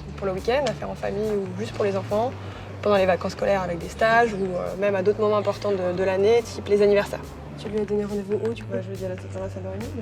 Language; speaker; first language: French; native; French